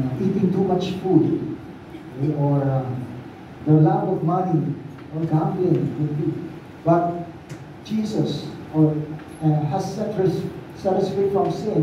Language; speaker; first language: English; non-native, local second language; Filipino